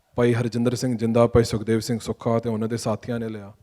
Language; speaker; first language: Punjabi; early bilingual, heritage; Punjabi